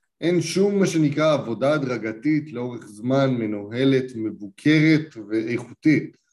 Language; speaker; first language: Hebrew; native; Hebrew